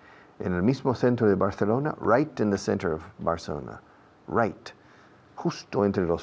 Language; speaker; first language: Spanish; non-native, fluent; English